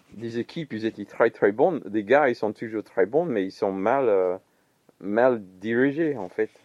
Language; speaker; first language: French; non-native, fluent; English